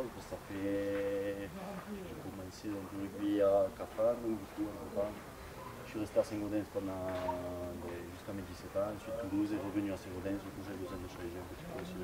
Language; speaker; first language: French; native; French